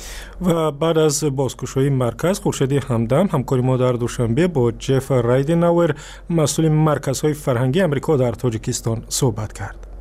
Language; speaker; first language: Persian; native; Persian